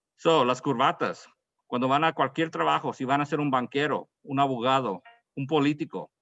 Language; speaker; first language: Spanish; early bilingual, heritage; Spanish